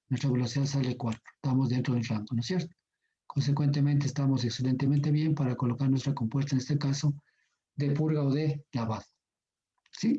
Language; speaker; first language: Spanish; native; Spanish